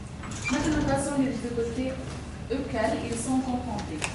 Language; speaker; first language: French; non-native, fluent; Arabic